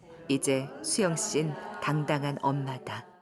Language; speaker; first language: Korean; native; Korean